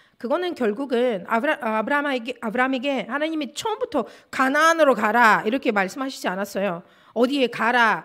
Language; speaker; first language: Korean; non-native, fluent; Russian